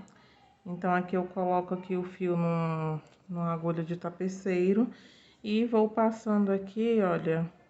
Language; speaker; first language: Portuguese; native; Portuguese